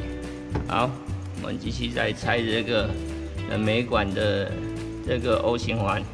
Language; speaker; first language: Chinese; native; Chinese